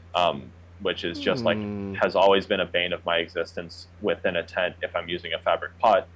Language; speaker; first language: English; native; English